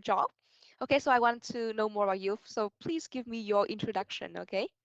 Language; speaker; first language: English; non-native, fluent; Vietnamese